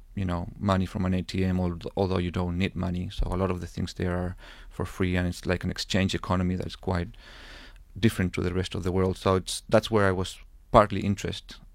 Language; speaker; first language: English; non-native, fluent; Spanish